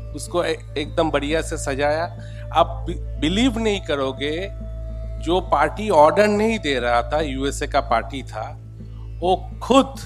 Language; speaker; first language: Hindi; non-native, local second language; Bangla